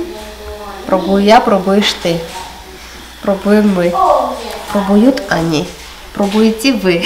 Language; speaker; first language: Russian; non-native, fluent; Armenian